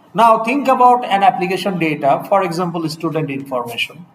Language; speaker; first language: English; non-native, local second language; Bangla